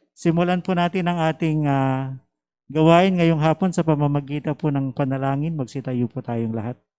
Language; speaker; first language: Filipino; native; Filipino